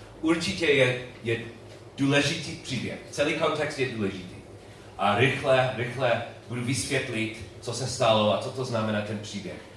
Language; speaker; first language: Czech; non-native, learner; English